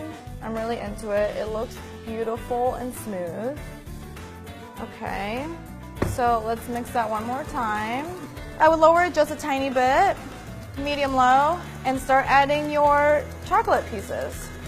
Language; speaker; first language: English; native; English